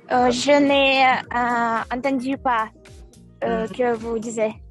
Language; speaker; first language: French; non-native, learner; Russian